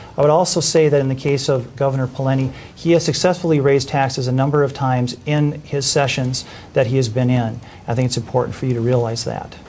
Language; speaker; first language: English; native; English